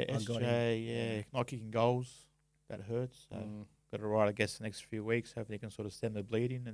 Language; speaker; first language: English; native; English